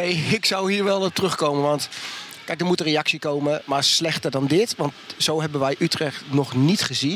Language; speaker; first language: Dutch; native; Dutch